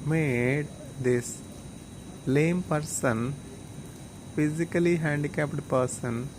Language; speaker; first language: English; non-native, local second language; Telugu